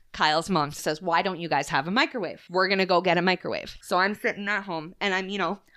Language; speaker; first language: English; native; English